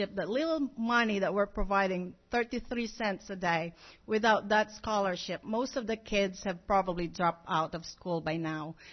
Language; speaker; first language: English; non-native, local second language; Filipino